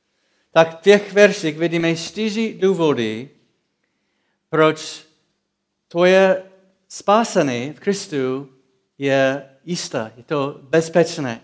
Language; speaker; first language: Czech; non-native, fluent; English